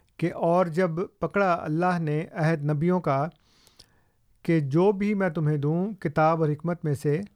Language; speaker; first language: Urdu; non-native, local second language; Punjabi